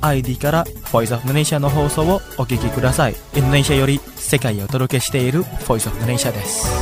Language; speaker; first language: Japanese; non-native, fluent; Indonesian